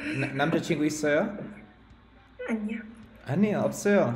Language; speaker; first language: Korean; non-native, learner; Spanish